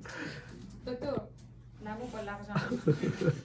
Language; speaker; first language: French; non-native, learner; Persian